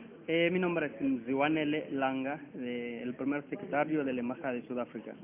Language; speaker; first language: Spanish; non-native, learner; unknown